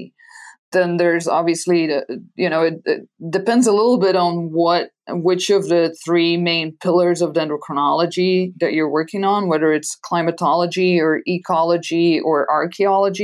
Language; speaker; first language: English; non-native, fluent; Dutch